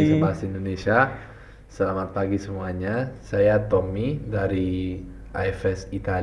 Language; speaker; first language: Indonesian; non-native, fluent; Italian